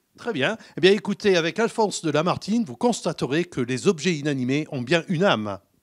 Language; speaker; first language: French; native; French